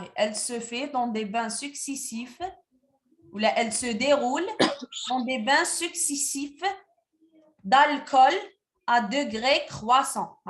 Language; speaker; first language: French; non-native, local second language; Arabic